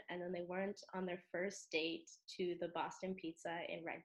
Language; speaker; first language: English; native; English